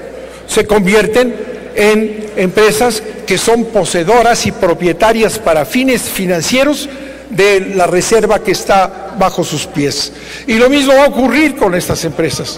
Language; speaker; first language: Spanish; native; Spanish